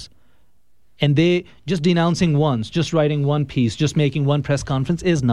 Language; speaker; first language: English; non-native, local second language; Urdu